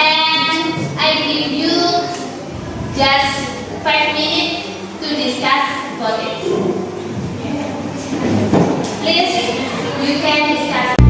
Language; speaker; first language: English; non-native, learner; Indonesian